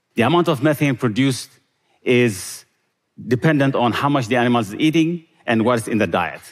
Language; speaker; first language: English; non-native, fluent; Tigrinya